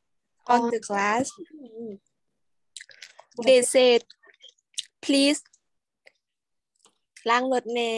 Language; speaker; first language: English; non-native, learner; Lao